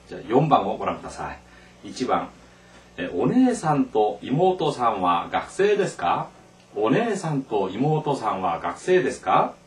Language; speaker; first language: Japanese; non-native, local second language; Korean